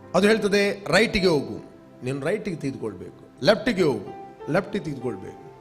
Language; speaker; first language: Kannada; non-native, local second language; Konkani